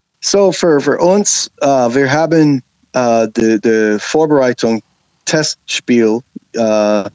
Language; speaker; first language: German; non-native, learner; English